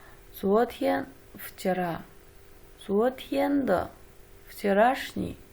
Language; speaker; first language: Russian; non-native, learner; Chinese